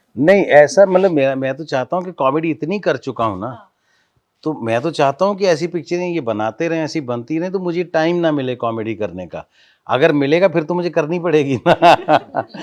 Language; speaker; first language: Hindi; non-native, local second language; Punjabi